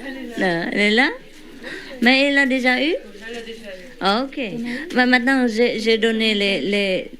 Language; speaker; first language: French; non-native, learner; Vietnamese